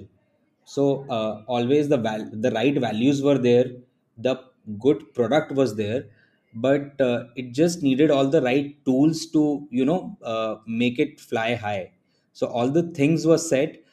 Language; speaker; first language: English; non-native, local second language; Hindi